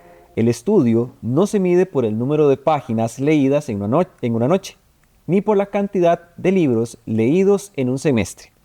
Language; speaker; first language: Spanish; native; Spanish